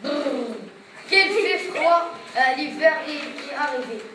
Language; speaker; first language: French; non-native, learner; Arabic